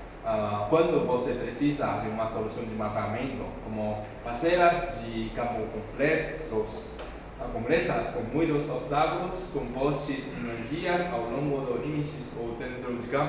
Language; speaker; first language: Portuguese; non-native, fluent; Chinese